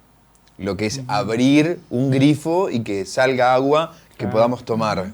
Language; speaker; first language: Spanish; native; Spanish